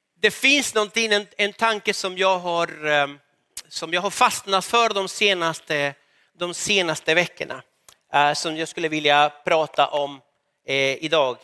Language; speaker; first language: Swedish; non-native, fluent; Spanish